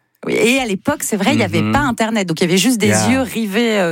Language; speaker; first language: French; native; French